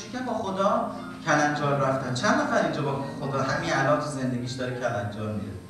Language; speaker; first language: Persian; native; Persian